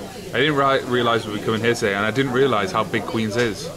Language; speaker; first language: English; native; English